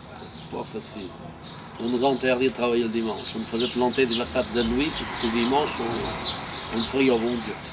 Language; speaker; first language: French; non-native, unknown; Portuguese